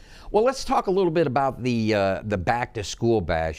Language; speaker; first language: English; native; English